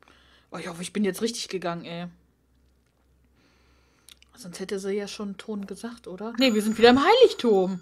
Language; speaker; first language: German; native; German